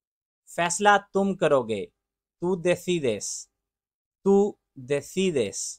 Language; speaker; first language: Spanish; non-native, learner; Urdu